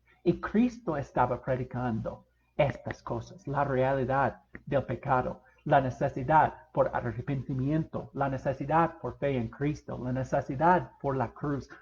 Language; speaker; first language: Spanish; non-native, fluent; English